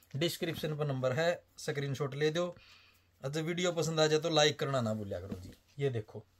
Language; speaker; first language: Hindi; native; Hindi